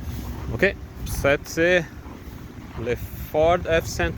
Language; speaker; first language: French; non-native, learner; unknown